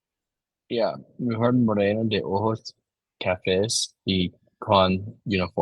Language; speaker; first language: Spanish; non-native, learner; English